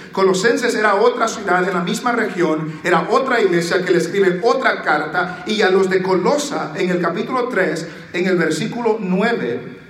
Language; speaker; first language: Spanish; early bilingual, heritage; Spanish